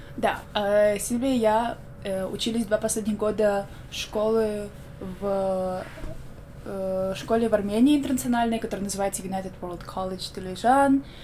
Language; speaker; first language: Russian; native; Russian